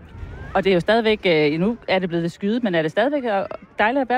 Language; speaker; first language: Danish; native; Danish